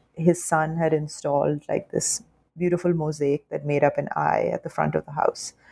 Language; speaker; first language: English; non-native, local second language; Urdu